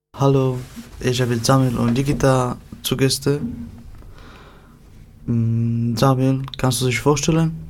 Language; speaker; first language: German; native; German